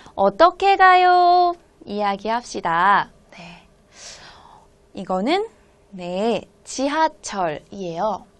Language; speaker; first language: Korean; non-native, fluent; Hmong